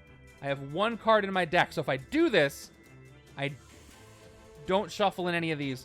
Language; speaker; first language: English; native; English